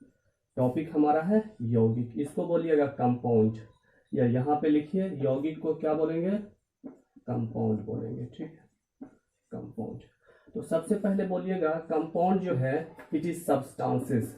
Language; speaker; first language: Hindi; native; Hindi